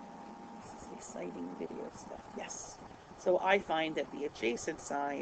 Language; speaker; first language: English; native; English